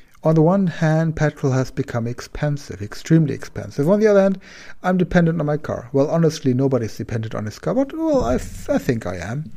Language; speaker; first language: English; non-native, fluent; German